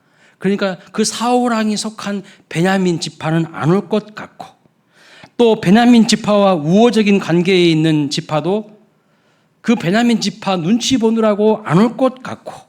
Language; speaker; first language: Korean; native; Korean